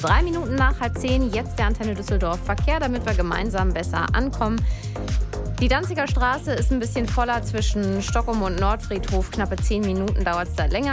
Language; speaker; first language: German; native; German